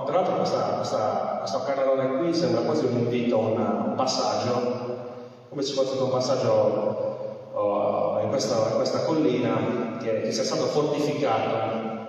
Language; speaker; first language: Italian; native; Italian